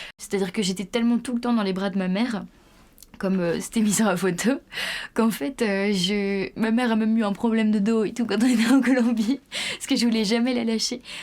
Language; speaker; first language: French; native; French